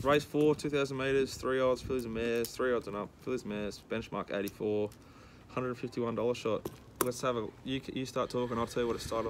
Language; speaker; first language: English; native; English